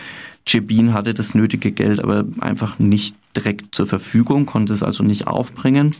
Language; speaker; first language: German; native; German